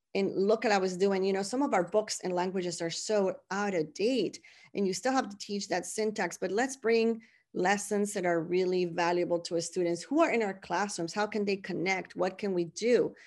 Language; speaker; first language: English; non-native, fluent; Spanish